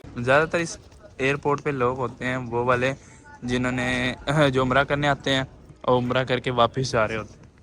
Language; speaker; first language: Urdu; non-native, local second language; Punjabi